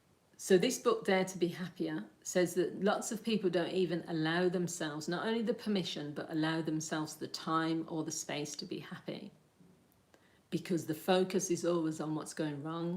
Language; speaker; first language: English; native; English